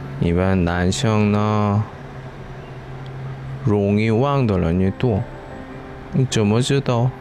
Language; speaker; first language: Chinese; non-native, learner; Korean